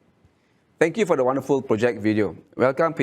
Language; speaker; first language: English; non-native, local second language; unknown